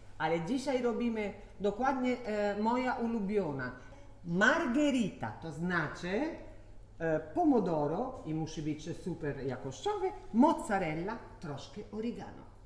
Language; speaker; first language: Polish; non-native, learner; Italian